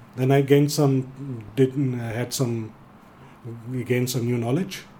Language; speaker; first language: English; non-native, fluent; Danish